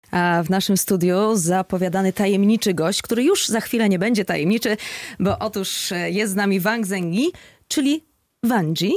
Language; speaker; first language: Polish; native; Polish